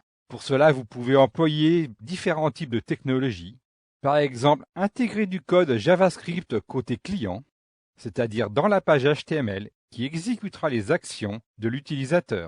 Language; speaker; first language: French; native; French